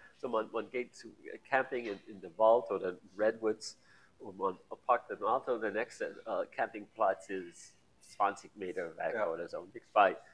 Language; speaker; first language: German; non-native, learner; English